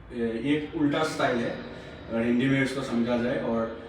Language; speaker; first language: Hindi; non-native, local second language; Assamese